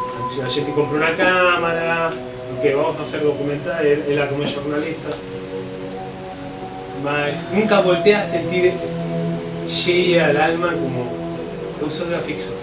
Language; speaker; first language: Portuguese; non-native, fluent; Spanish